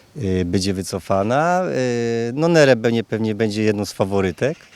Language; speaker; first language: Polish; native; Polish